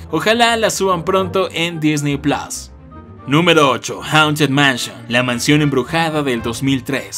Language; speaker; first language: Spanish; native; Spanish